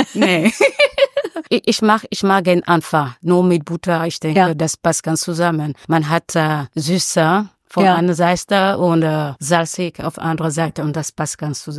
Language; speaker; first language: German; non-native, learner; French